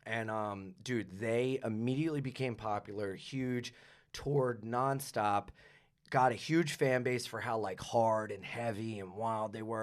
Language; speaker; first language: English; native; English